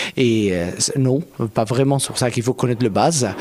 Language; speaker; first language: French; non-native, fluent; Persian